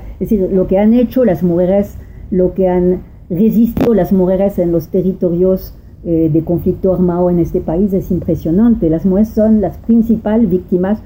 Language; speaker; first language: Spanish; non-native, fluent; French